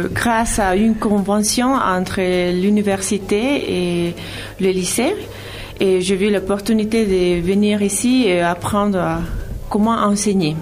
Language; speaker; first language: French; non-native, fluent; Spanish